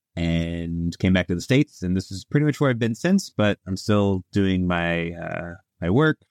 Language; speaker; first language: English; early bilingual, other home language; Italian